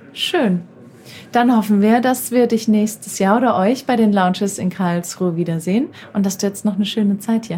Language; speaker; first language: German; native; German